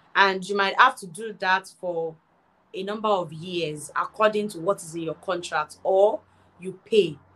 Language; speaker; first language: English; non-native, local second language; Yoruba